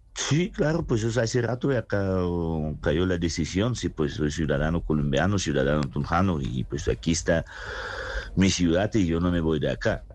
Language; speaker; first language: Spanish; non-native, fluent; Russian